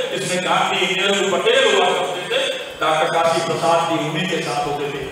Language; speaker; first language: Hindi; native; Hindi